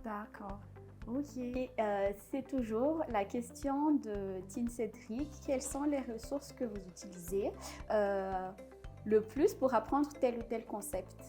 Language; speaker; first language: French; non-native, local second language; Malagasy